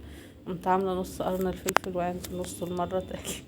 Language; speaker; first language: Arabic; native; Arabic